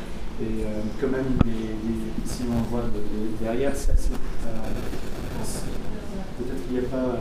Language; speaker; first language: French; non-native, fluent; German